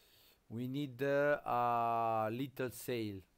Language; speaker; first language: English; non-native, learner; Italian